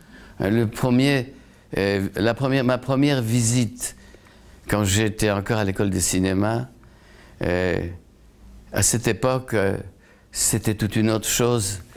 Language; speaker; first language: French; non-native, fluent; Polish